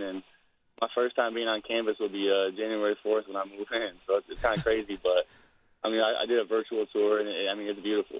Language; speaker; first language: English; native; English